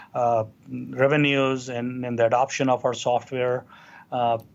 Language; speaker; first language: English; non-native, local second language; Hindi